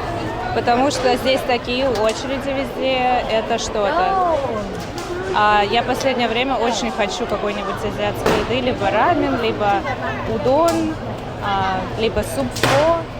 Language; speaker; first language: Russian; native; Russian